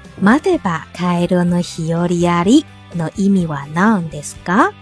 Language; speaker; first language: Japanese; non-native, fluent; Chinese